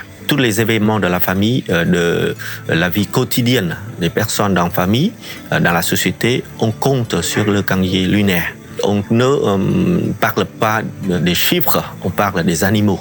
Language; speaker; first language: French; non-native, fluent; Vietnamese